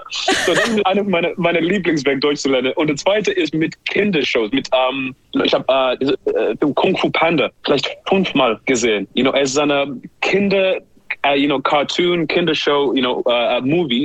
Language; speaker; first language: German; non-native, learner; English